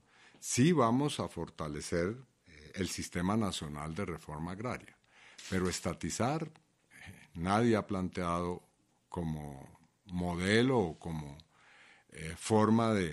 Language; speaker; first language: Spanish; native; Spanish